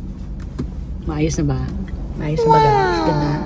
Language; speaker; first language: Filipino; native; Filipino